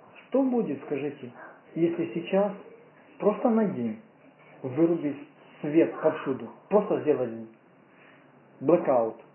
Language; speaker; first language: Russian; native; Russian